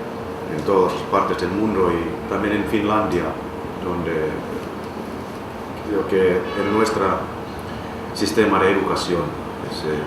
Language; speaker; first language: Spanish; non-native, fluent; Finnish